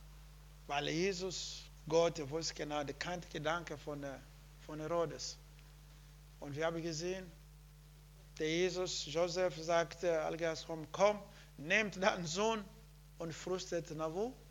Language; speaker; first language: German; non-native, learner; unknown